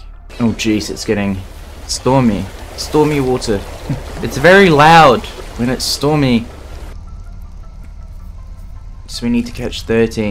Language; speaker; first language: English; native; English